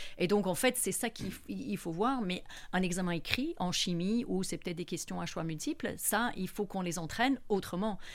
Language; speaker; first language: French; non-native, fluent; English